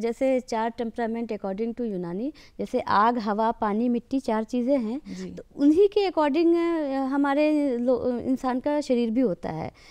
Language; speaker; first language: Hindi; native; Hindi